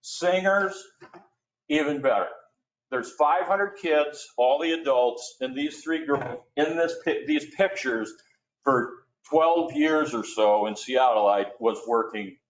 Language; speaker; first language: English; native; English